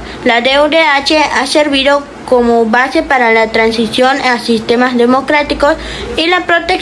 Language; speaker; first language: Spanish; native; Spanish